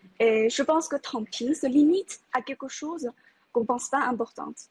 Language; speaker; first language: French; non-native, fluent; Chinese